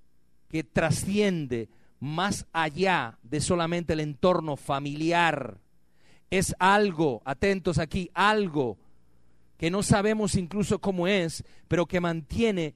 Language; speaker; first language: Spanish; native; Spanish